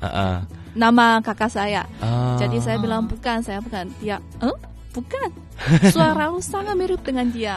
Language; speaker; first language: Indonesian; non-native, fluent; Chinese